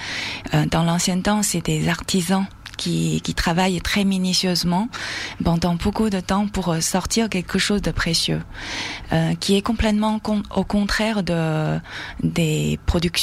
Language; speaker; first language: French; non-native, fluent; Chinese